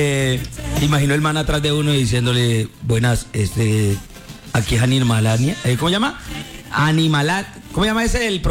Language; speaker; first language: Spanish; native; Spanish